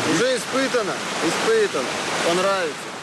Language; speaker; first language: Russian; native; Russian